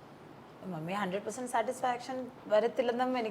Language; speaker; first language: Malayalam; non-native, local second language; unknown